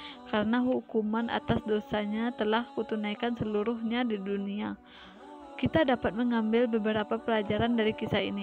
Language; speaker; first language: Indonesian; native; Indonesian